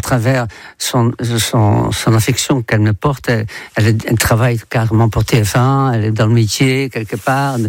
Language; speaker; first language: French; non-native, fluent; Dutch